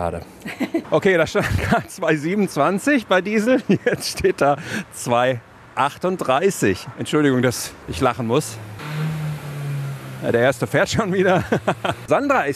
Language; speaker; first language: German; native; German